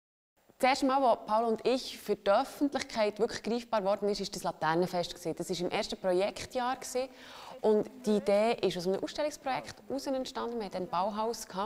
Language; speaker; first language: German; native; German